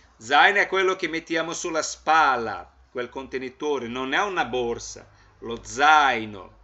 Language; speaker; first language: Italian; non-native, fluent; Portuguese